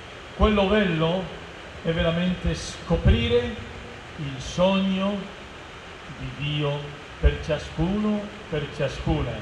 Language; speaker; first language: Italian; non-native, fluent; Spanish